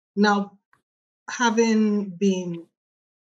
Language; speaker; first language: English; non-native, local second language; Yoruba